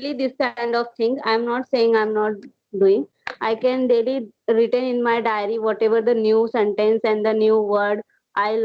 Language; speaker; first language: English; non-native, learner; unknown